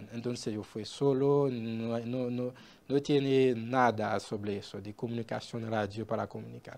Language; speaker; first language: Spanish; non-native, learner; Haitian Creole